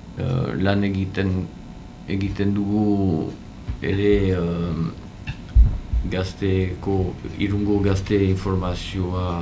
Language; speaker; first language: Basque; non-native, learner; French